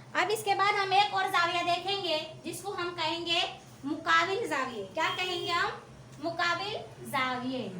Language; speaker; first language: Urdu; native; Urdu